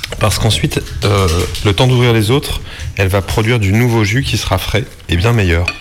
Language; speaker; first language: French; native; French